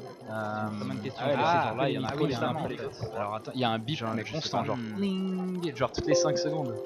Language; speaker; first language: French; native; French